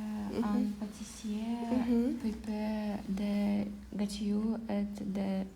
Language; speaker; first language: French; non-native, learner; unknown